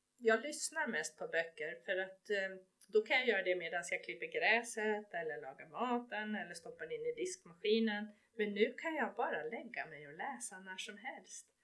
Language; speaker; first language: Swedish; native; Swedish